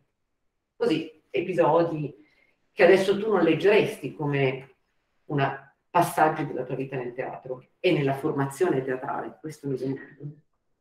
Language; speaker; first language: Italian; native; Italian